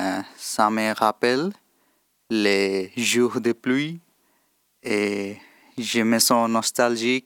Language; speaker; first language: French; non-native, learner; Bangla